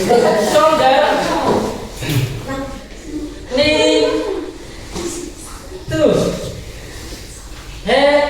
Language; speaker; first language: English; non-native, learner; Indonesian